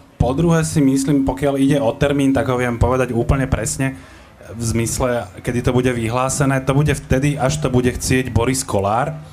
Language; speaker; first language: Slovak; native; Slovak